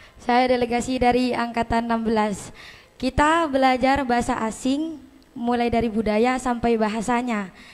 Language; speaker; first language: Indonesian; non-native, local second language; Madurese